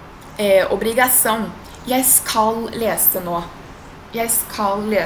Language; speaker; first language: Norwegian; non-native, fluent; Portuguese